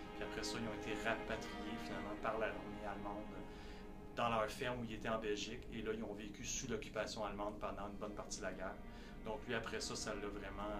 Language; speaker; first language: French; native; French